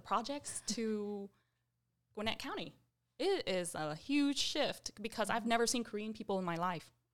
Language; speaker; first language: English; early bilingual, other home language; Vietnamese